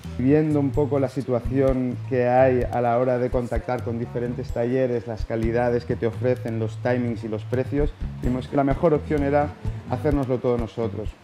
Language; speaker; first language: Spanish; native; Spanish